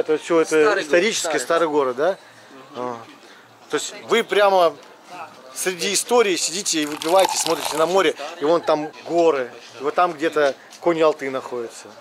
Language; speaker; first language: Russian; native; Russian